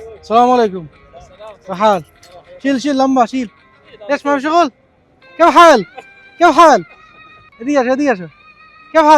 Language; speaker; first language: Arabic; non-native, learner; Bangla